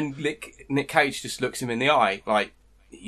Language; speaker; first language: English; native; English